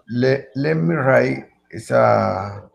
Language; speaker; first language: English; non-native, learner; Spanish